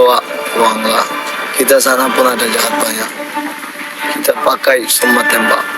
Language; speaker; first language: Indonesian; non-native, learner; Rohingya